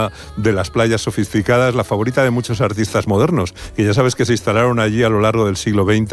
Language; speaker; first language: Spanish; native; Spanish